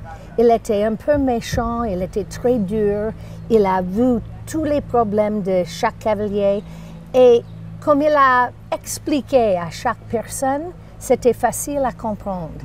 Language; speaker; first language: French; non-native, learner; English